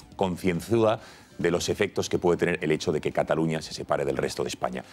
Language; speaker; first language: Spanish; native; Spanish